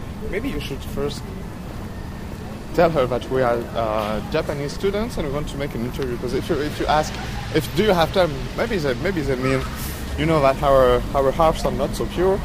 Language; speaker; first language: English; non-native, fluent; French